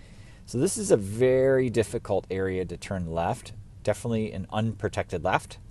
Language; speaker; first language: English; native; English